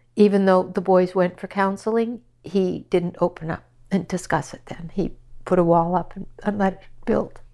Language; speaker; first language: English; native; English